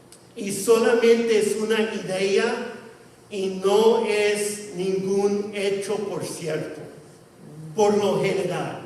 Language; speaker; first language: Spanish; non-native, fluent; English